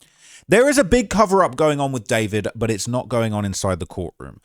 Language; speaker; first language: English; native; English